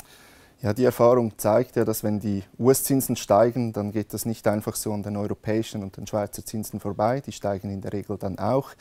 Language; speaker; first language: German; native; German